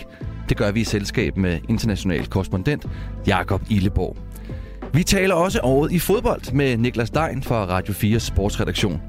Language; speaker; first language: Danish; native; Danish